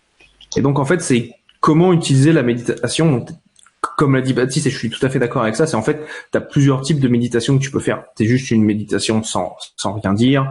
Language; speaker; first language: French; native; French